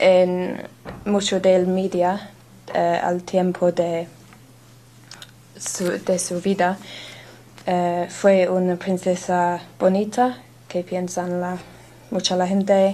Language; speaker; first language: Spanish; non-native, learner; English